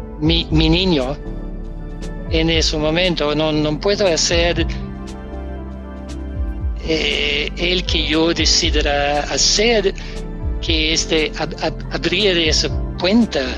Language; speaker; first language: Spanish; non-native, learner; Danish